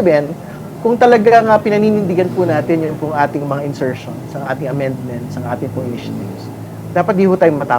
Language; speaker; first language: Filipino; native; Filipino